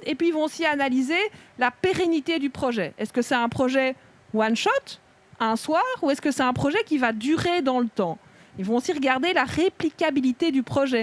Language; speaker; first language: French; native; French